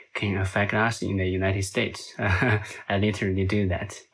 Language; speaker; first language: English; non-native, fluent; Chinese